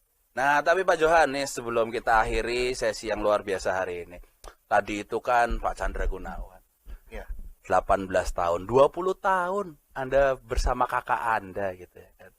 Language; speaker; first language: Indonesian; native; Indonesian